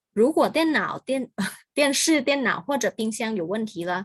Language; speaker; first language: Chinese; non-native, fluent; Thai